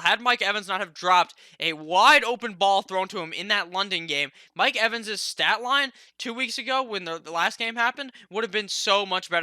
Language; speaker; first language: English; native; English